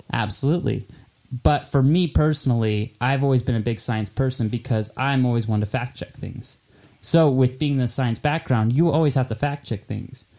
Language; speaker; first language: English; native; English